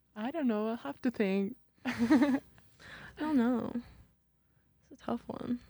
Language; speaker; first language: English; non-native, fluent; Spanish